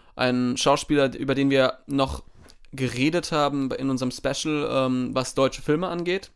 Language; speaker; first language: German; native; German